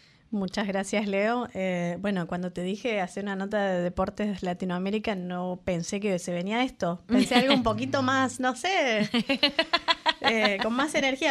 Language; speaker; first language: Spanish; native; Spanish